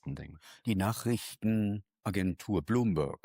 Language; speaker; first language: German; native; German